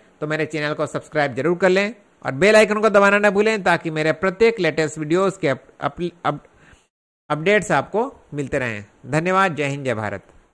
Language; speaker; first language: Hindi; native; Hindi